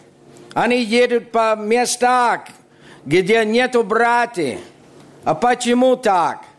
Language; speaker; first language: Russian; non-native, fluent; English